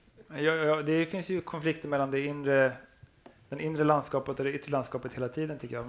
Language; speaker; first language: Swedish; native; Swedish